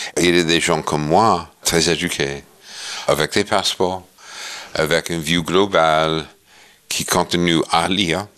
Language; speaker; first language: French; non-native, fluent; English